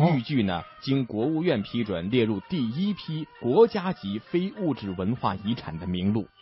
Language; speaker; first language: Chinese; native; Chinese